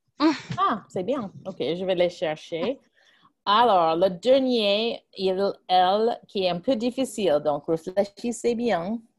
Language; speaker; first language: French; non-native, fluent; English